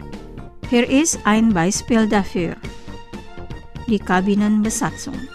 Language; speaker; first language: German; non-native, fluent; Indonesian